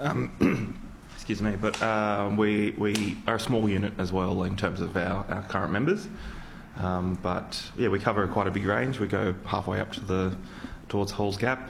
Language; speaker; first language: English; native; English